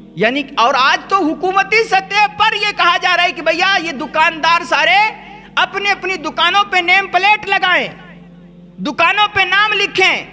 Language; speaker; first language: Urdu; native; Urdu